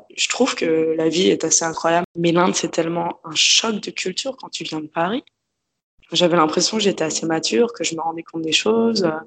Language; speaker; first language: French; native; French